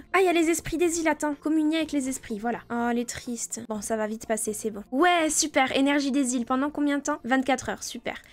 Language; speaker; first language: French; native; French